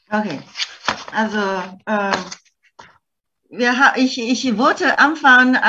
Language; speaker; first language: German; non-native, fluent; Chinese